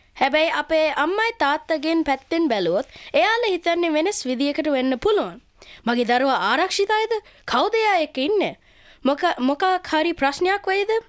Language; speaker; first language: Sinhala; early bilingual, heritage; Sinhala